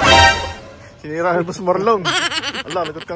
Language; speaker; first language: Filipino; native; Filipino